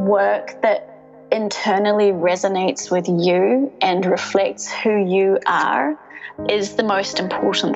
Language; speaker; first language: English; native; English